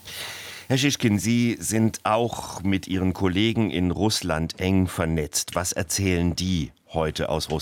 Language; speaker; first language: German; native; German